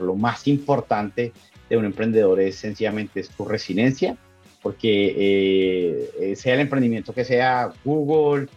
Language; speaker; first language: Spanish; native; Spanish